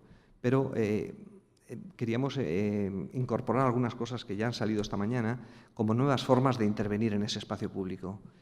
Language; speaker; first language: Spanish; native; Spanish